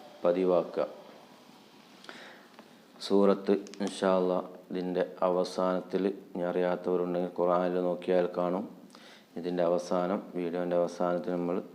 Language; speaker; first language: Malayalam; native; Malayalam